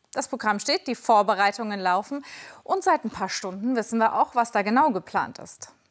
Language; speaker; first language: German; native; German